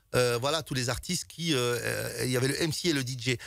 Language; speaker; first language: French; native; French